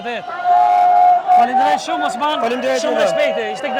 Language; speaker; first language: Albanian; native; Albanian